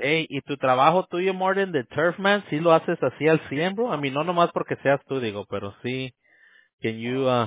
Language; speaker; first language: Spanish; early bilingual, heritage; Spanish